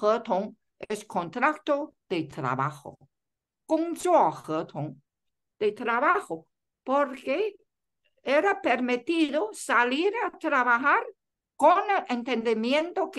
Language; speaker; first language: Spanish; non-native, fluent; Chinese